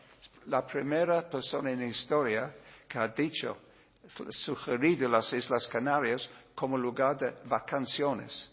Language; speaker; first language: Spanish; non-native, learner; English